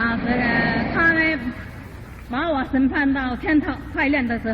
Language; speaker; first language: Chinese; native; Chinese